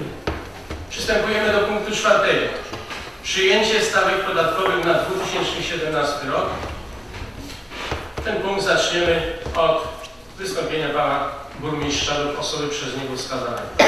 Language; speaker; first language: Polish; native; Polish